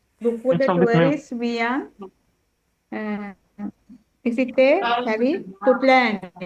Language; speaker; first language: French; non-native, learner; Sinhala